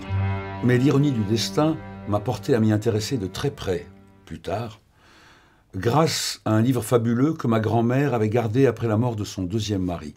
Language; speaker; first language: French; non-native, local second language; Arabic